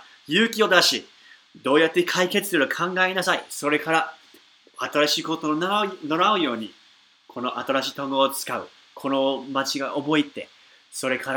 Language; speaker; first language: Japanese; non-native, fluent; English